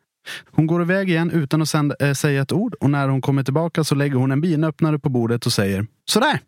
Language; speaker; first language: Swedish; native; Swedish